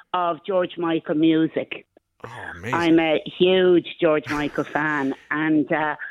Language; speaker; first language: English; native; English